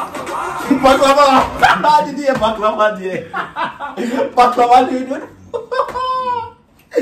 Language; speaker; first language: Turkish; non-native, learner; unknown